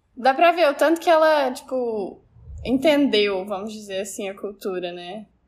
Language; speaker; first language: Portuguese; native; Portuguese